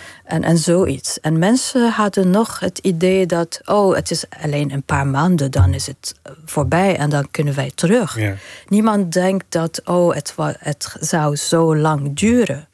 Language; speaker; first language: Dutch; non-native, learner; Arabic